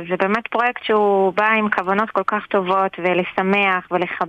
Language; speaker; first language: Hebrew; native; Hebrew